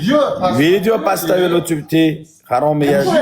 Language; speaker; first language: Russian; non-native, learner; Uzbek